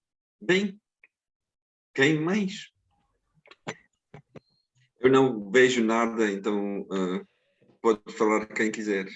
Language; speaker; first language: Portuguese; non-native, fluent; Croatian